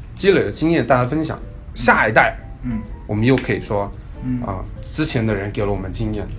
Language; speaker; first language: Chinese; native; Chinese